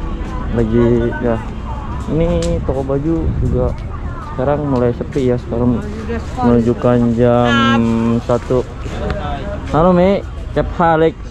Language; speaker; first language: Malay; non-native, local second language; Sundanese